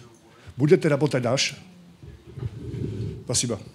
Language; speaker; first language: Russian; non-native, fluent; Czech